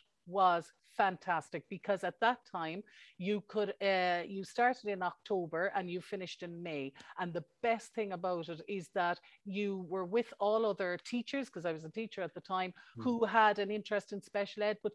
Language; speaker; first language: English; native; English